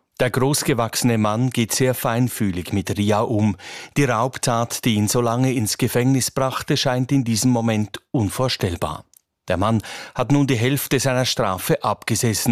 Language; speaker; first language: German; native; German